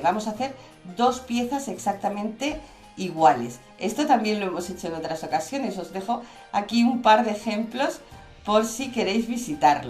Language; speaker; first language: Spanish; native; Spanish